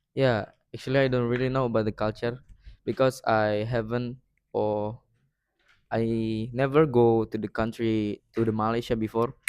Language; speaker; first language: English; non-native, learner; Indonesian